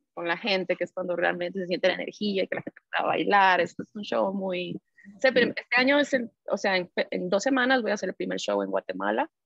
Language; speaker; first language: Spanish; native; Spanish